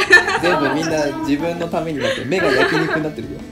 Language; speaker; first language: Japanese; native; Japanese